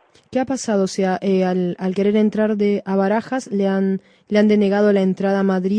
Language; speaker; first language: Spanish; native; Spanish